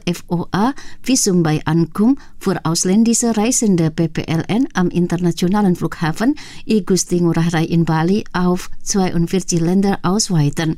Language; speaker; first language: German; non-native, fluent; Indonesian